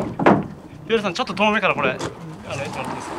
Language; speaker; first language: Japanese; native; Japanese